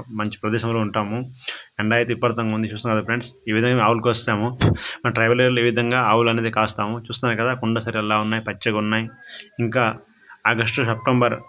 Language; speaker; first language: Telugu; non-native, local second language; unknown